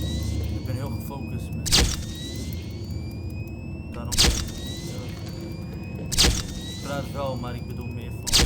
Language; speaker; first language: Dutch; non-native, local second language; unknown